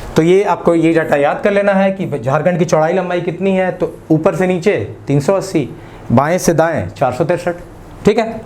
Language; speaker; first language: Hindi; native; Hindi